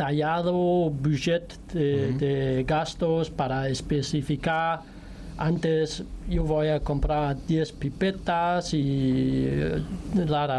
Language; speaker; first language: Spanish; non-native, learner; Danish